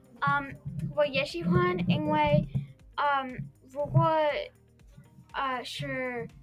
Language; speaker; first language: Chinese; non-native, learner; English